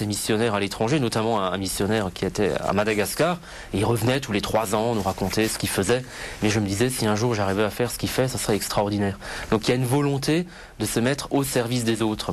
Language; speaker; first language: French; native; French